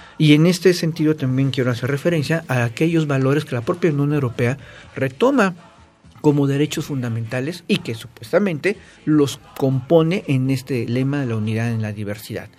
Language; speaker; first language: Spanish; native; Spanish